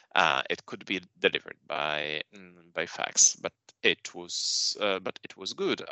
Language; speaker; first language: English; non-native, fluent; Polish